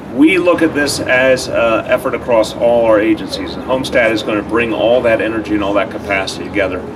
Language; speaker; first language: English; native; English